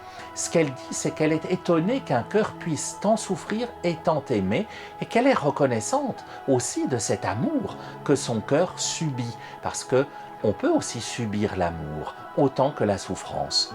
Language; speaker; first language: French; native; French